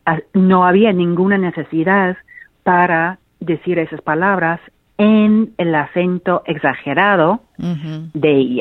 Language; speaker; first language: Spanish; non-native, fluent; English